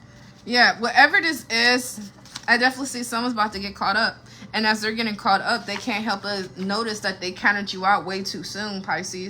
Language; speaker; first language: English; native; English